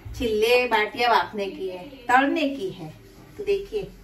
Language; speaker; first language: Hindi; non-native, local second language; Gujarati